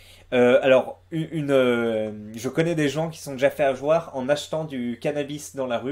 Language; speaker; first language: French; native; French